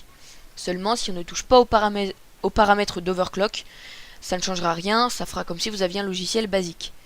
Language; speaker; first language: French; native; French